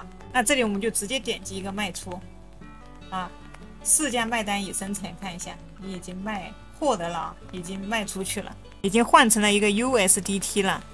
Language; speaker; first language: Chinese; native; Chinese